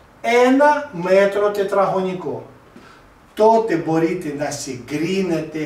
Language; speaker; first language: Greek; non-native, fluent; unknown